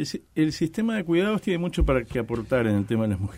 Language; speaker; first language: Spanish; native; Spanish